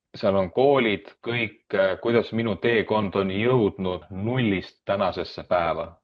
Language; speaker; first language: Estonian; native; Estonian